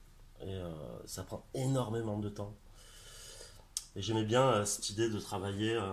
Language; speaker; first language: French; native; French